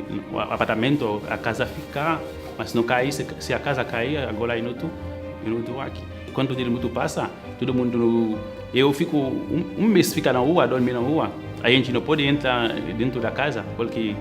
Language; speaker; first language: Portuguese; non-native, learner; Haitian Creole